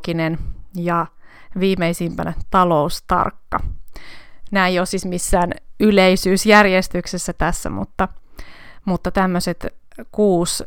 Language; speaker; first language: Finnish; native; Finnish